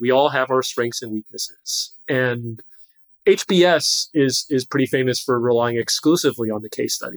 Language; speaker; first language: English; native; English